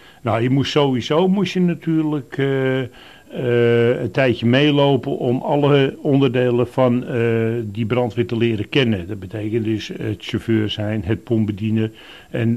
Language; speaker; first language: Dutch; native; Dutch